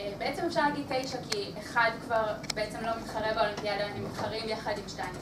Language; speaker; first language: Hebrew; native; Hebrew